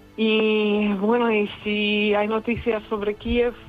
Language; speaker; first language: Spanish; non-native, fluent; Ukrainian